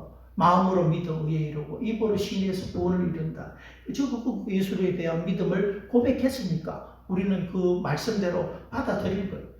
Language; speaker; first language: Korean; native; Korean